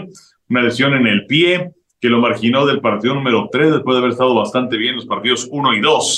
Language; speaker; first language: Spanish; native; Spanish